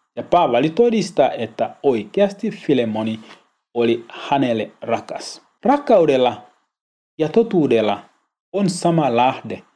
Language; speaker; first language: Finnish; non-native, learner; Swahili